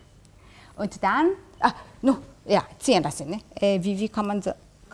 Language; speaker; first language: German; non-native, learner; Japanese